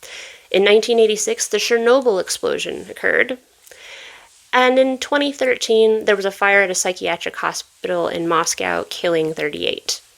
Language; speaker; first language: English; native; English